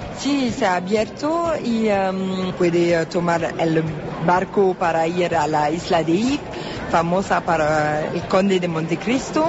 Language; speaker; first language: Spanish; non-native, learner; French